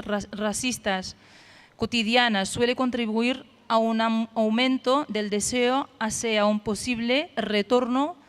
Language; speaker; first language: Catalan; non-native, fluent; Arabic